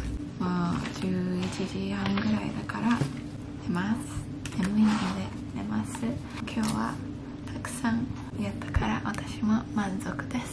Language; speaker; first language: Japanese; early bilingual, heritage; English